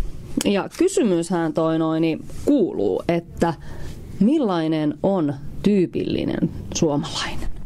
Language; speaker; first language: Finnish; native; Finnish